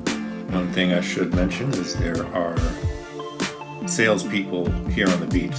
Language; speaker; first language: English; native; English